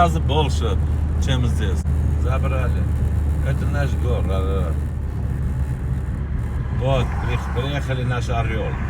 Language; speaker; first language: Russian; non-native, learner; Armenian